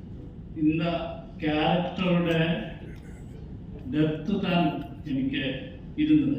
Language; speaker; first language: Tamil; non-native, learner; Malayalam